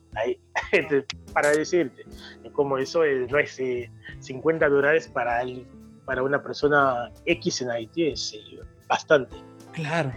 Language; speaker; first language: Spanish; non-native, fluent; Haitian Creole